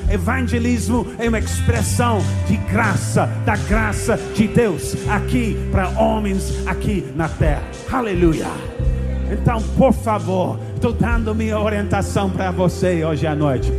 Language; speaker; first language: Portuguese; non-native, fluent; English